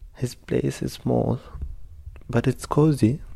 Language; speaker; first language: English; non-native, fluent; Arabic